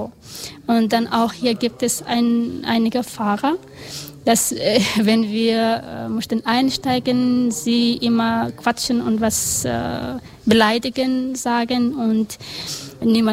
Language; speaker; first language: German; non-native, learner; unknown